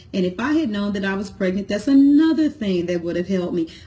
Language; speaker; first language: English; native; English